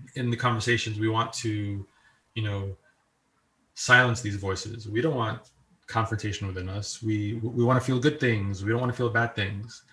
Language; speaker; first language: English; native; English